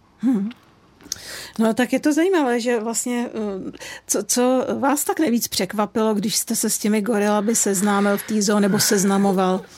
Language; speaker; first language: Czech; native; Czech